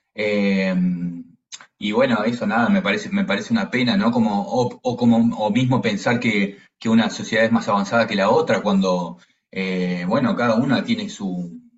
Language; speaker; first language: Spanish; native; Spanish